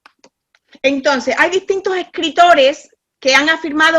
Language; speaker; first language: Spanish; native; Spanish